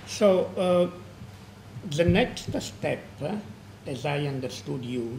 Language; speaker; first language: English; non-native, fluent; Italian